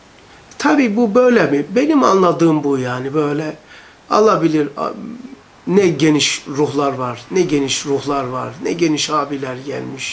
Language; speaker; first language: Turkish; native; Turkish